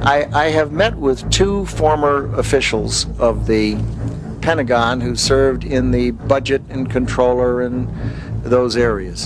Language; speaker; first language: English; native; English